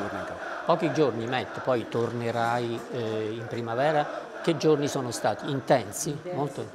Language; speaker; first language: Italian; native; Italian